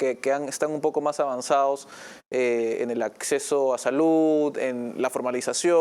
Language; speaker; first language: Spanish; native; Spanish